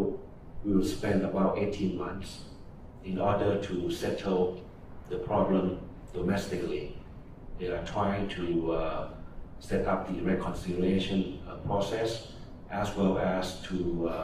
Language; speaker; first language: English; non-native, fluent; Thai